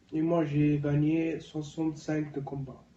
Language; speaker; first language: French; non-native, learner; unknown